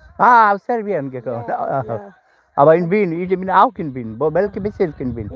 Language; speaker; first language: German; non-native, learner; Bangla